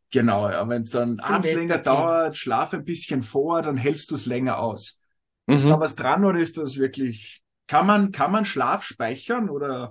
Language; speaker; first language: German; native; German